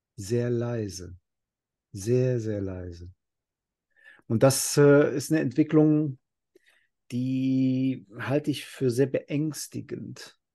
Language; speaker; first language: German; non-native, fluent; Spanish